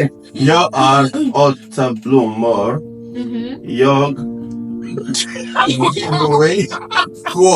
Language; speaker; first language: Swedish; non-native, learner; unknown